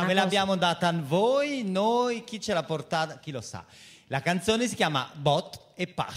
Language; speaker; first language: Italian; native; Italian